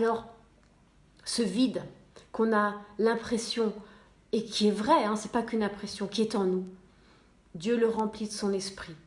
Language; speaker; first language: French; native; French